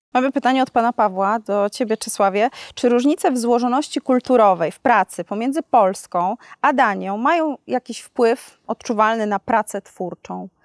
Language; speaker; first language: Polish; native; Polish